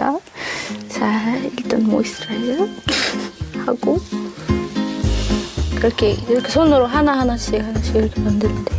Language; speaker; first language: Korean; non-native, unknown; Arabic